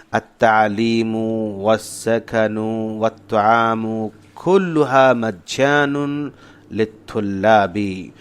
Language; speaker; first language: Arabic; non-native, fluent; Urdu